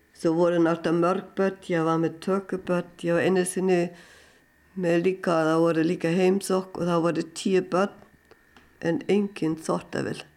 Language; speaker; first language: Icelandic; non-native, fluent; German